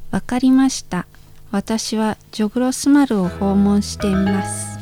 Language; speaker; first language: Japanese; non-native, fluent; Indonesian